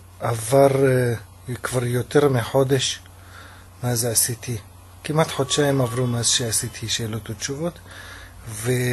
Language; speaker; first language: Hebrew; non-native, fluent; Russian